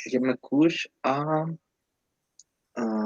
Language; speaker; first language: French; non-native, learner; Spanish